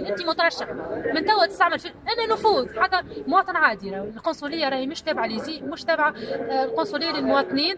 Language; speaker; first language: Arabic; native; Arabic